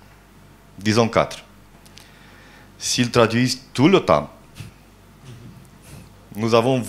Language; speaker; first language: French; non-native, fluent; Romanian